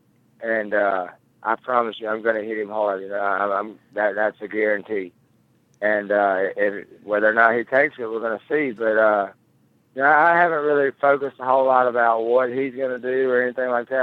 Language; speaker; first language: English; native; English